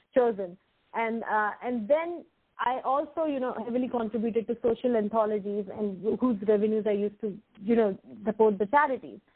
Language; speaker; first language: English; non-native, local second language; Hindi